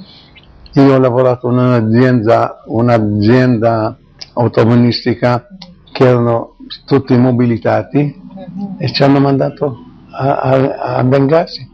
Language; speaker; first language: Italian; non-native, local second language; Arabic